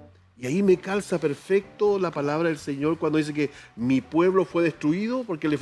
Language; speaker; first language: Spanish; native; Spanish